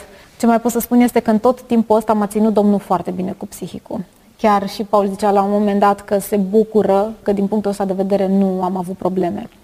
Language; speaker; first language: Romanian; native; Romanian